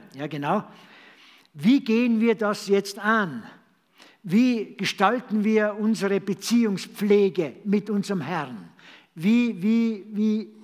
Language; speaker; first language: German; native; German